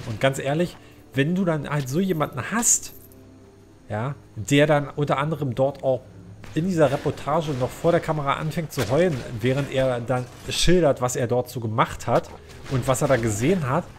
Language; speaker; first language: German; native; German